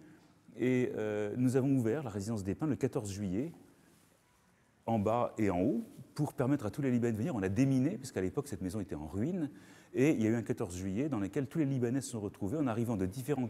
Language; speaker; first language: French; native; French